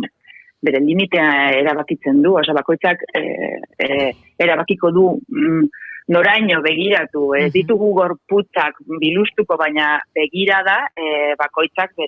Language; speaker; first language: Basque; non-native, local second language; Spanish